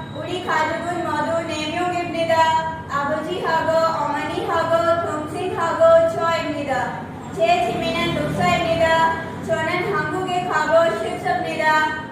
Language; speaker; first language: Korean; non-native, learner; Urdu